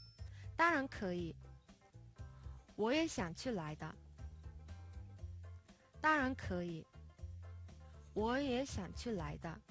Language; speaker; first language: Chinese; non-native, fluent; Mongolian